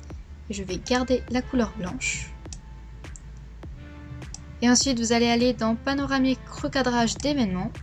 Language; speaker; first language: French; native; French